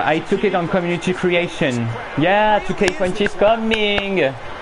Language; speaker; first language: English; non-native, fluent; French